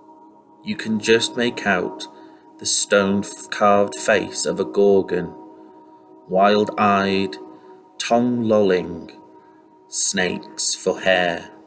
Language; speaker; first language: English; native; English